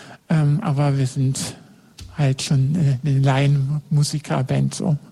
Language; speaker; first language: German; native; German